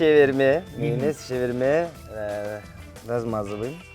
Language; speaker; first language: Russian; native; Russian